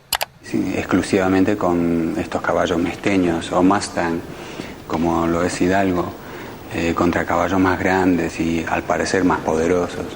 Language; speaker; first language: Spanish; early bilingual, other home language; English